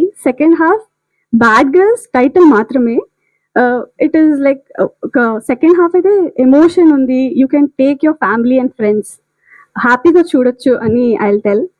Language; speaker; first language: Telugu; non-native, learner; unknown